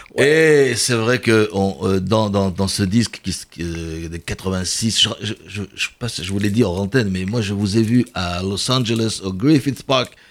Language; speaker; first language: French; native; French